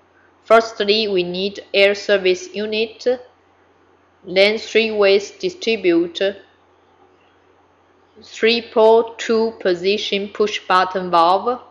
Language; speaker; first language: English; non-native, fluent; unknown